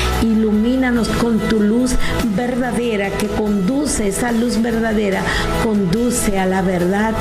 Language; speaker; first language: Spanish; native; Spanish